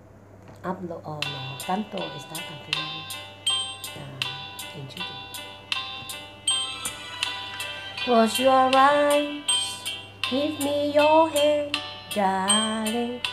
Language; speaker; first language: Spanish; non-native, learner; Thai